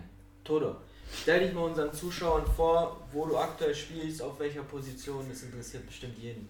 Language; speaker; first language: German; native; German